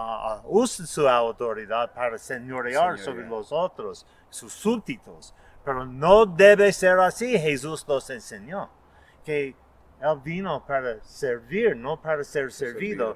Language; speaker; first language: Spanish; non-native, fluent; English